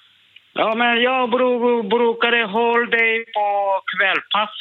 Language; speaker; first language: Swedish; non-native, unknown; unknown